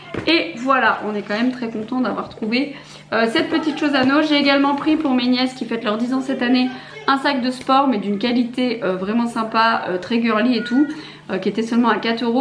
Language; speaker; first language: French; native; French